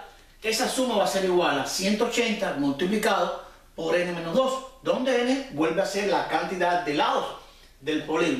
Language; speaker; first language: Spanish; native; Spanish